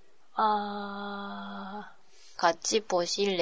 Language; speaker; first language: Korean; non-native, learner; Japanese